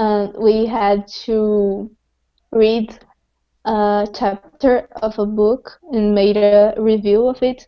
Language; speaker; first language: English; non-native, fluent; Portuguese